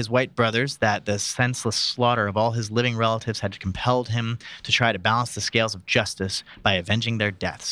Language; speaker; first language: English; native; English